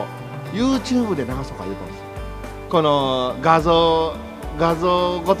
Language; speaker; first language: Japanese; native; Japanese